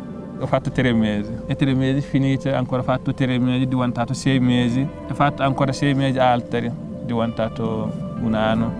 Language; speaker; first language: Italian; non-native, learner; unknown